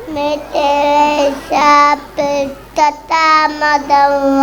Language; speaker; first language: French; non-native, learner; Wolof